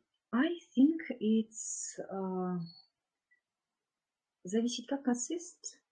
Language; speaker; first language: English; non-native, learner; Russian